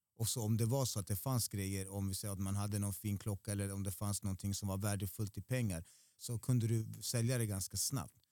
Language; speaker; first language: Swedish; early bilingual, other home language; Spanish